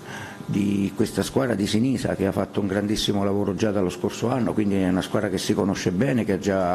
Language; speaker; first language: Italian; native; Italian